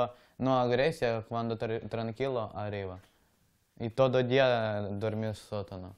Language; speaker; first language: Spanish; non-native, learner; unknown